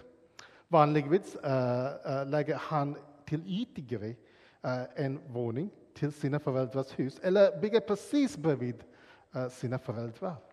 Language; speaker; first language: Swedish; non-native, fluent; English